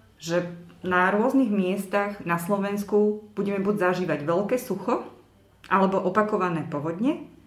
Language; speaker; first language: Slovak; native; Slovak